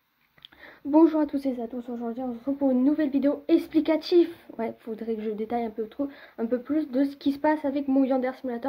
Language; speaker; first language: French; native; French